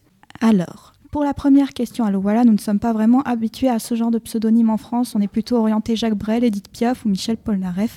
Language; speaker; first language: French; native; French